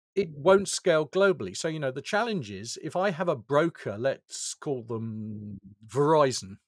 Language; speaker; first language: English; native; English